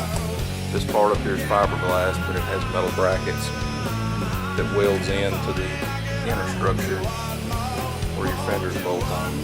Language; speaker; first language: English; native; English